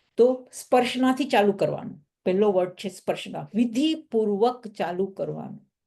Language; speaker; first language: Gujarati; early bilingual, heritage; Gujarati